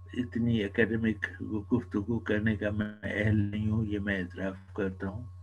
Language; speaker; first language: Urdu; native; Urdu